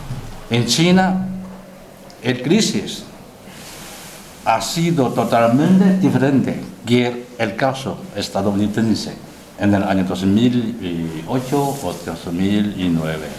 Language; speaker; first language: Spanish; non-native, learner; Chinese